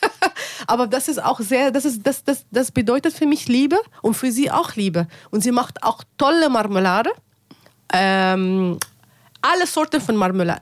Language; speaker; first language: German; non-native, learner; Arabic